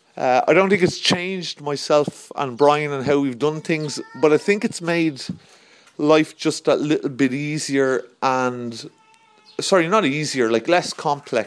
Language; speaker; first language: English; native; English